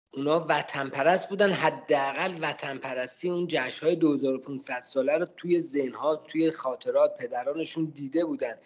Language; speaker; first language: Persian; native; Persian